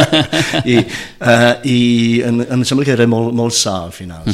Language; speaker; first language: Catalan; non-native, fluent; English